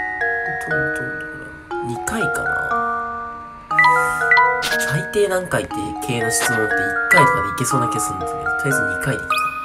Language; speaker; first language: Japanese; native; Japanese